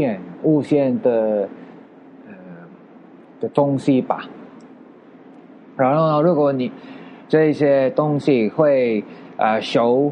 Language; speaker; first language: Chinese; non-native, learner; Filipino